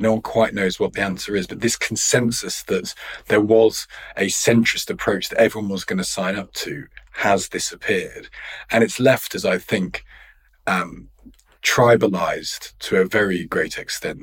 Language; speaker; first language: English; native; English